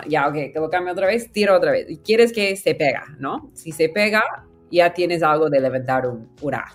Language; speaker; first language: Spanish; non-native, fluent; English